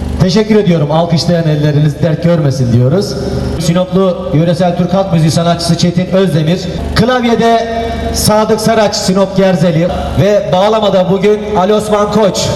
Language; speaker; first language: Turkish; native; Turkish